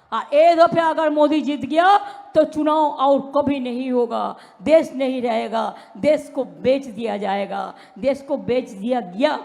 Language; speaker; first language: Hindi; non-native, local second language; Bangla